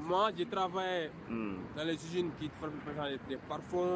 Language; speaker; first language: French; non-native, local second language; Wolof